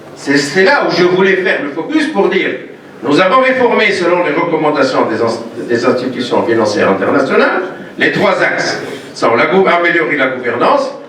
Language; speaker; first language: French; non-native, local second language; Arabic